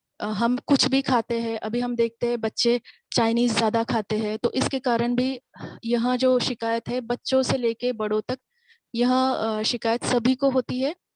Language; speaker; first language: Hindi; non-native, local second language; Marathi